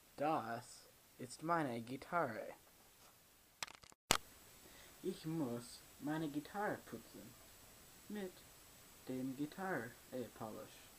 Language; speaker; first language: German; non-native, learner; English